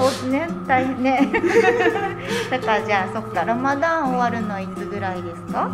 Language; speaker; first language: Japanese; native; Japanese